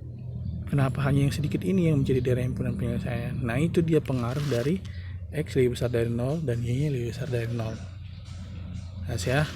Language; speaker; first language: Indonesian; native; Indonesian